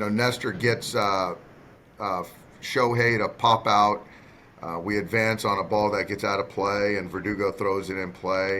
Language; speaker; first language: English; native; English